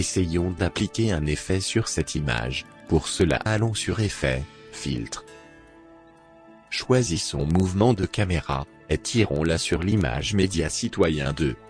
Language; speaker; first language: French; native; French